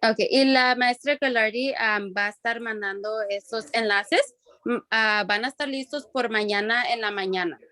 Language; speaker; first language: Spanish; early bilingual, other home language; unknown